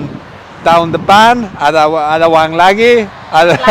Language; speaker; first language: Indonesian; non-native, learner; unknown